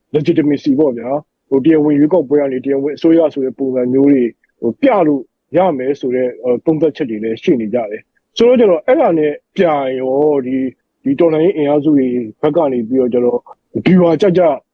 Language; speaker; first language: Burmese; native; Burmese